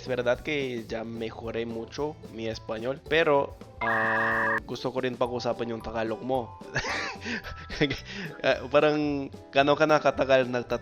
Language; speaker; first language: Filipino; non-native, fluent; English